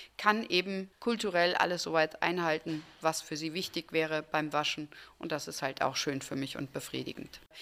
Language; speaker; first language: German; early bilingual, other home language; Turkish